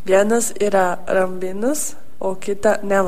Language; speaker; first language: Lithuanian; early bilingual, heritage; Lithuanian